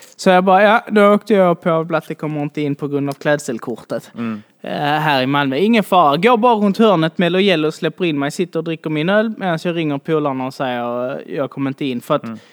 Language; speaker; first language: Swedish; native; Swedish